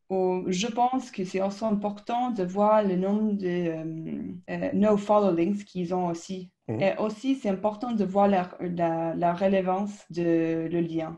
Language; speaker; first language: French; non-native, fluent; English